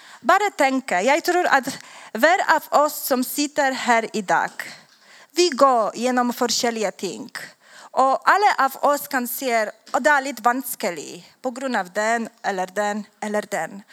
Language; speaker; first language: Swedish; non-native, learner; Polish